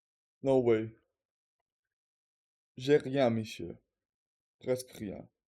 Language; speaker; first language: French; non-native, learner; Russian